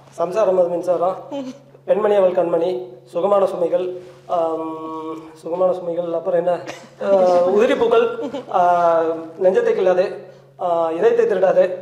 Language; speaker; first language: Tamil; native; Tamil